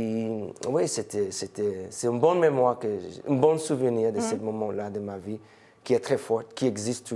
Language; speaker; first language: French; non-native, fluent; English